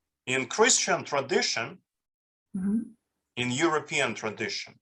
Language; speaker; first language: English; non-native, fluent; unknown